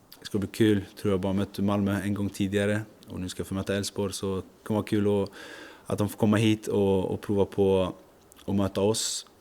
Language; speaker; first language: Swedish; early bilingual, other home language; Macedonian